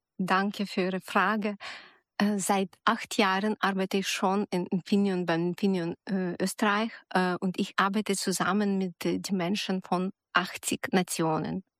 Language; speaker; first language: German; non-native, fluent; Ukrainian